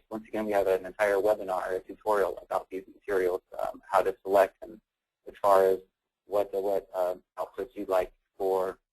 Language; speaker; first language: English; native; English